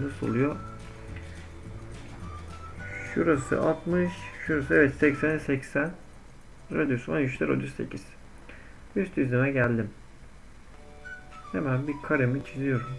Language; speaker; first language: Turkish; native; Turkish